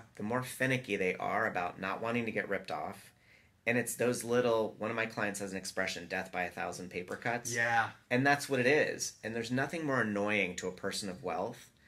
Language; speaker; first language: English; native; English